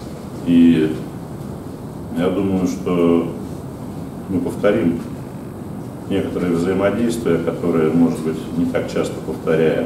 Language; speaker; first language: Russian; native; Russian